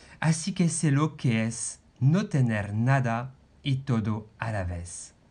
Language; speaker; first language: Spanish; non-native, fluent; French